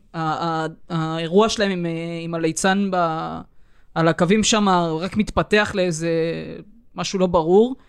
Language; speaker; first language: Hebrew; native; Hebrew